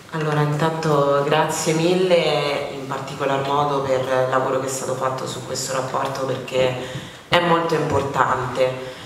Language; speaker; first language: Italian; early bilingual, other home language; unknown